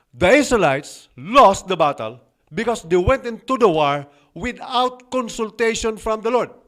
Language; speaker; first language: English; non-native, local second language; Filipino